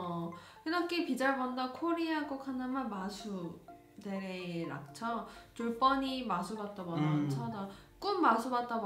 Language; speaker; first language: Nepali; non-native, fluent; Korean